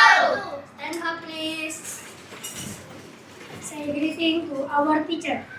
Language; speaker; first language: English; non-native, learner; Indonesian